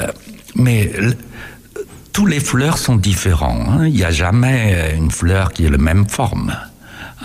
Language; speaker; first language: French; non-native, fluent; Chinese